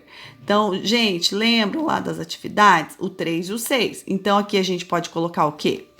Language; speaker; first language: Portuguese; native; Portuguese